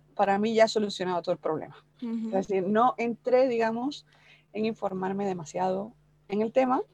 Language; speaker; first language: Spanish; native; Spanish